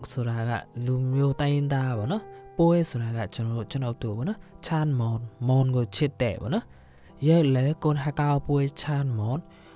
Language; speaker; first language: Burmese; non-native, local second language; Mon